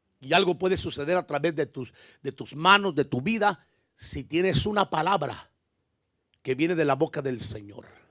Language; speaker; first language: Spanish; native; Spanish